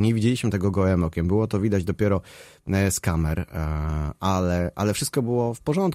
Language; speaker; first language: Polish; native; Polish